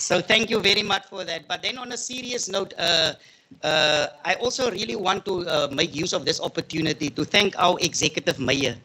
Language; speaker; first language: English; non-native, local second language; Afrikaans